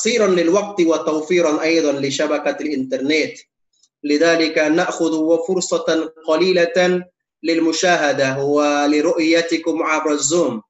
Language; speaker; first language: Arabic; non-native, fluent; Indonesian